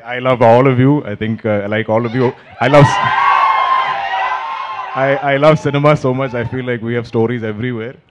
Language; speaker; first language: Telugu; non-native, learner; Malayalam